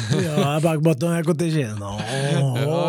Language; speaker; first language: Czech; non-native, learner; Portuguese